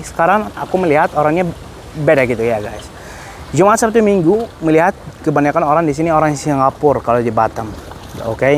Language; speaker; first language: Indonesian; non-native, fluent; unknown